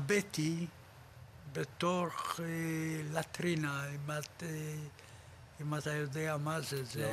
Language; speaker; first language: Hebrew; non-native, fluent; Polish